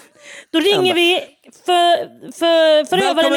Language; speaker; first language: Swedish; native; Swedish